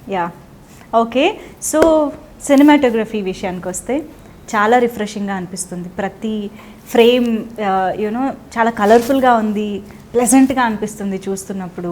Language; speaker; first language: Telugu; native; Telugu